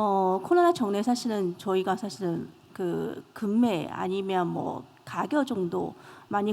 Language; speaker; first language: Korean; non-native, fluent; Chinese